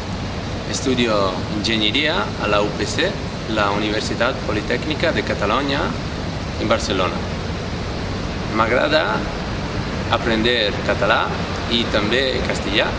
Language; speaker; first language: Catalan; non-native, learner; Italian